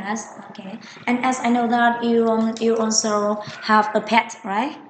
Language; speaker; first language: English; non-native, fluent; Vietnamese